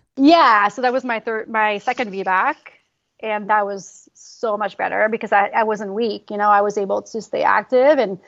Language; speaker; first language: English; non-native, fluent; French